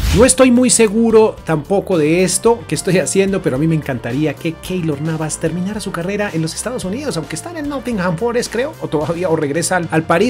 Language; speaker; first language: Spanish; native; Spanish